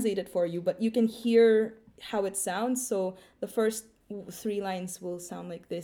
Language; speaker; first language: English; non-native, local second language; Filipino